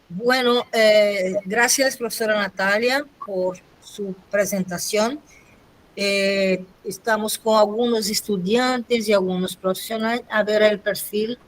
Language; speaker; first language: Spanish; non-native, fluent; Portuguese